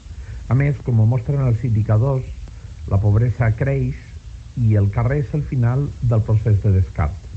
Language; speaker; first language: Catalan; non-native, local second language; Spanish